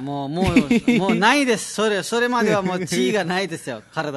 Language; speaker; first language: Japanese; non-native, fluent; Nepali